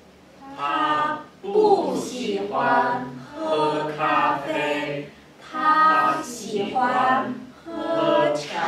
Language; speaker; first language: Chinese; non-native, learner; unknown